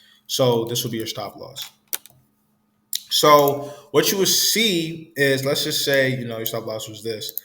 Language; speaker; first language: English; native; English